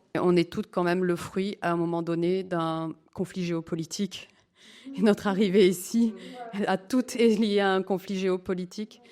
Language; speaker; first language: French; native; French